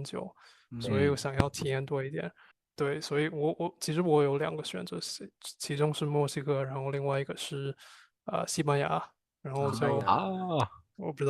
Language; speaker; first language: Chinese; non-native, fluent; English